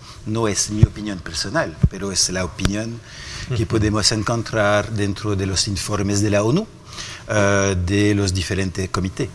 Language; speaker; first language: Spanish; non-native, fluent; French